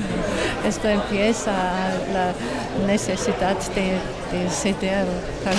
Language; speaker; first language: Spanish; non-native, learner; German